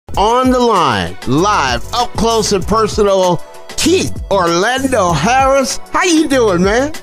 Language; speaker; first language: English; native; English